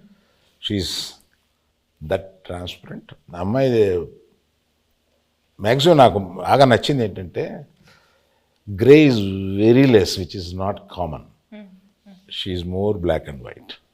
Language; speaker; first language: Telugu; native; Telugu